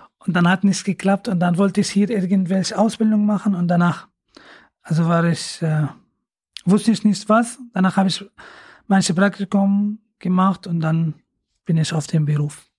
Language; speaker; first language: German; non-native, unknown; Arabic